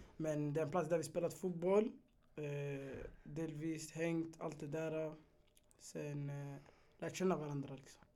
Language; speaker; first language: Swedish; early bilingual, other home language; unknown